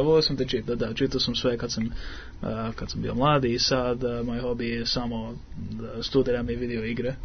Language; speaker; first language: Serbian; early bilingual, heritage; English